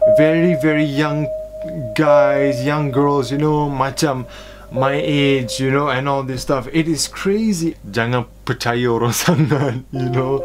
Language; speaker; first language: English; non-native, local second language; Malay